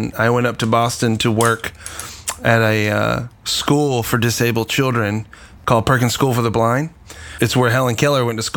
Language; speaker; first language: English; native; English